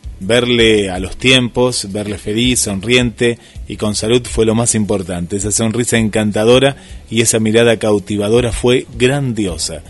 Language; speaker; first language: Spanish; native; Spanish